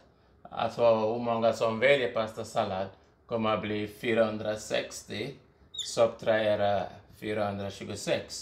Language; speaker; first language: Swedish; non-native, fluent; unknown